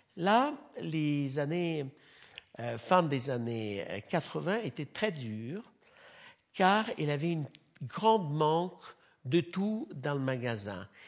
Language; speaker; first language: French; non-native, fluent; Russian